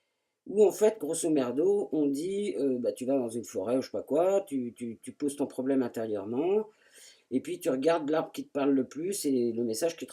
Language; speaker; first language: French; native; French